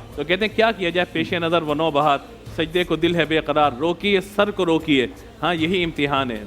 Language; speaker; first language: Urdu; native; Urdu